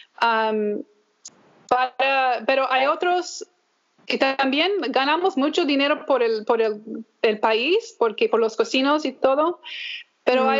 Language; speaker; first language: Spanish; early bilingual, heritage; English